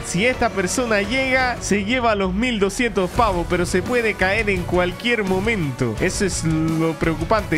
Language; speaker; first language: Spanish; native; Spanish